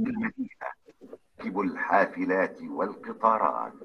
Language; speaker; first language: Arabic; non-native, learner; Indonesian